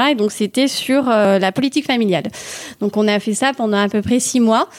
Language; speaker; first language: French; native; French